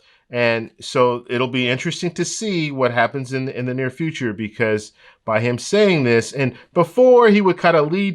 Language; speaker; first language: English; native; English